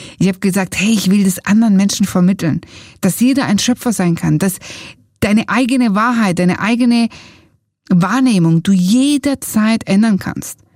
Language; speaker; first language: German; early bilingual, other home language; Italian